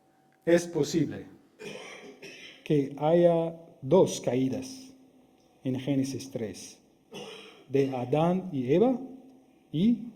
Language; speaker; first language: Spanish; non-native, fluent; English